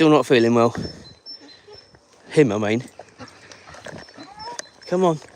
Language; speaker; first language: English; native; English